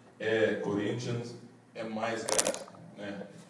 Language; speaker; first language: Portuguese; non-native, learner; English